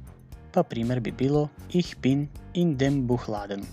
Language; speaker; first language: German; non-native, fluent; Macedonian